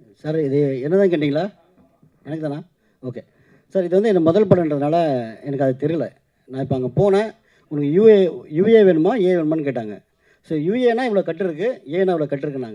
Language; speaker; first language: Tamil; native; Tamil